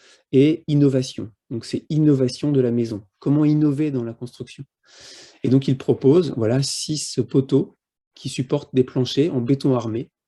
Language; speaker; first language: French; native; French